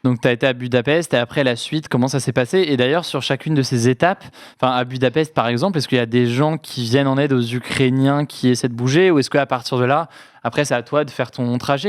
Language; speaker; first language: French; native; French